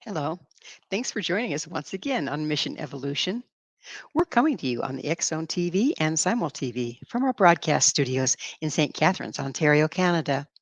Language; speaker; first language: English; native; English